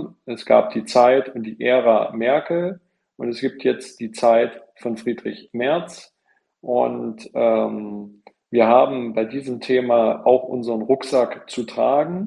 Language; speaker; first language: German; native; German